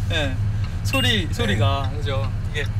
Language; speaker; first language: Korean; native; Korean